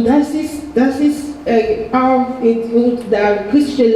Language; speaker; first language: German; non-native, fluent; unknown